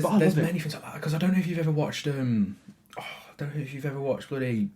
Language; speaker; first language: English; native; English